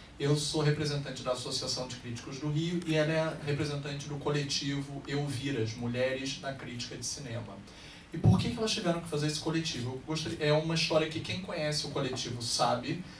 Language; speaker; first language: Portuguese; native; Portuguese